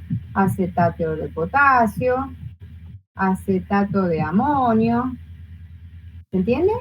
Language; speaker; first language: Spanish; native; Spanish